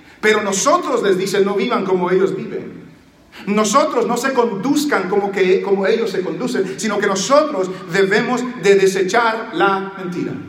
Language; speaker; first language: Spanish; early bilingual, heritage; Spanish